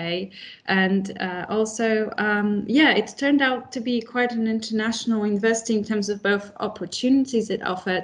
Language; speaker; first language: English; non-native, fluent; Polish